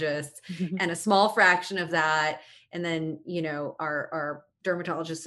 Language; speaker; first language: English; native; English